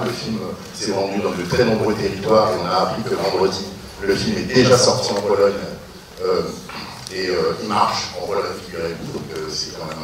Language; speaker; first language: French; native; French